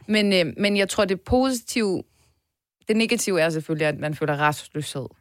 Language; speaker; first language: Danish; early bilingual, other home language; Persian